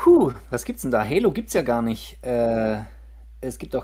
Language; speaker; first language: German; native; German